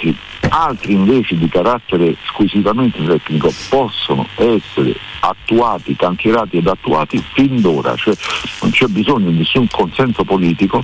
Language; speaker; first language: Italian; native; Italian